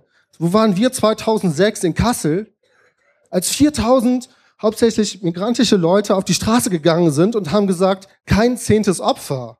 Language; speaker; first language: German; native; German